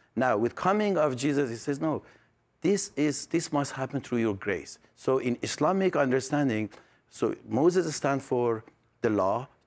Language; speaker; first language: English; non-native, fluent; Persian